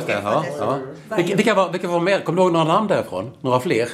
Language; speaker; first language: Swedish; native; Swedish